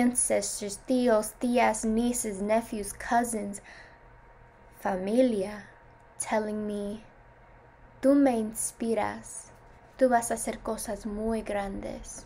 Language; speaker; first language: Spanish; early bilingual, heritage; Spanish